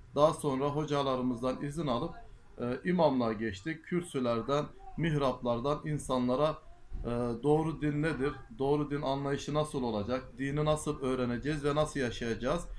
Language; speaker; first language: Turkish; non-native, local second language; Kurdish